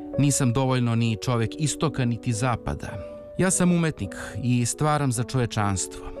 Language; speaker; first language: Serbian; native; Serbian